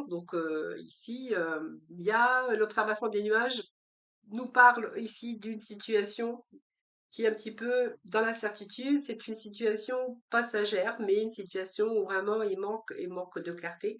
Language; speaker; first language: French; native; French